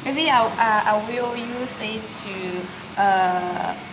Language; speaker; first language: English; non-native, learner; Chinese